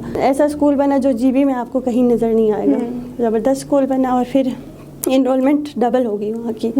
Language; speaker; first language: Urdu; non-native, local second language; Shina